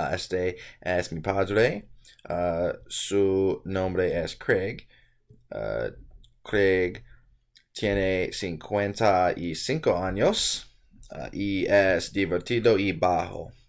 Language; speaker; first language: Spanish; non-native, learner; English